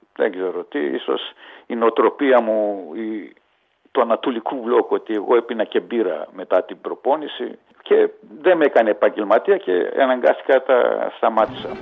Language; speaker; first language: Greek; early bilingual, heritage; Greek